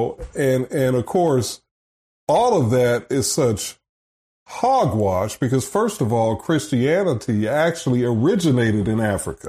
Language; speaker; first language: English; native; English